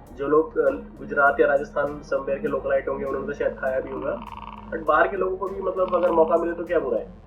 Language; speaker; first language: Hindi; native; Hindi